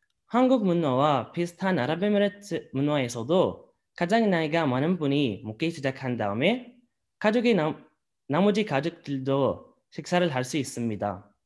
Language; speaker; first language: Korean; non-native, learner; Arabic